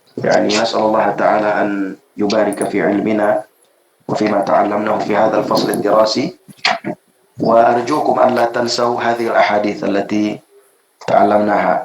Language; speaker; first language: Arabic; non-native, fluent; Indonesian